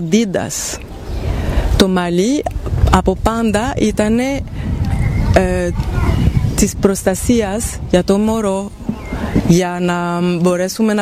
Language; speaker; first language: Greek; non-native, fluent; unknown